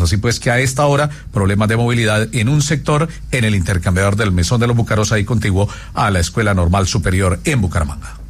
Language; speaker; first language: Spanish; native; Spanish